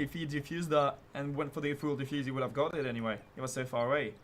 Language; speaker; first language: English; non-native, fluent; French